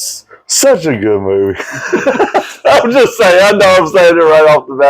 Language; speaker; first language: English; native; English